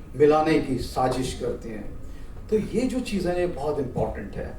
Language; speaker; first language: Hindi; non-native, local second language; Marathi